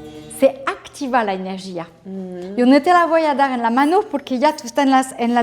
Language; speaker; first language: Spanish; non-native, fluent; French